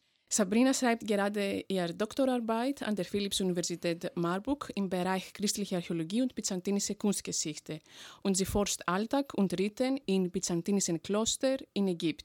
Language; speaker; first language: German; non-native, fluent; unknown